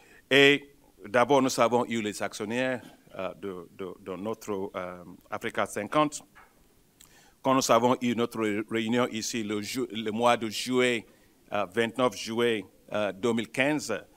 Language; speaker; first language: French; non-native, fluent; Yoruba